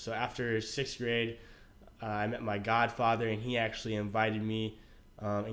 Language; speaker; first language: English; native; English